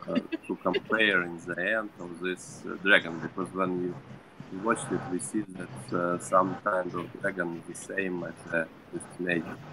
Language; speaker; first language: English; non-native, learner; Ukrainian